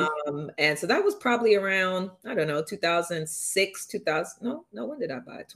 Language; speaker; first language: English; native; English